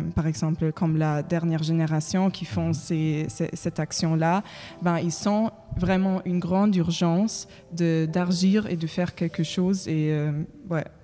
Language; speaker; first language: French; non-native, fluent; German